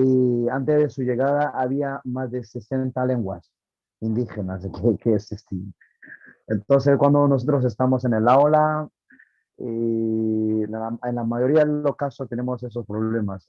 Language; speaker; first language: Spanish; non-native, fluent; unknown